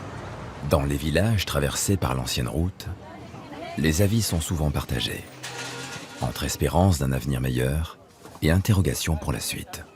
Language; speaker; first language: French; native; French